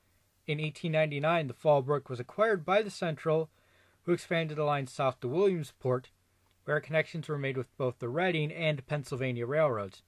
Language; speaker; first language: English; native; English